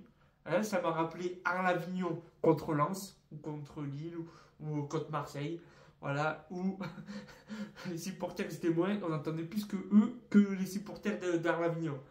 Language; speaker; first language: French; native; French